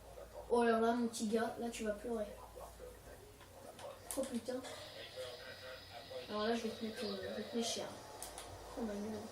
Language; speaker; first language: French; native; French